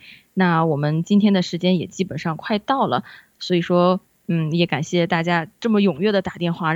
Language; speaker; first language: Chinese; native; Chinese